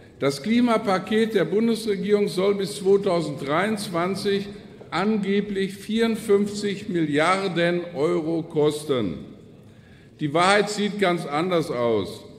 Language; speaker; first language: German; native; German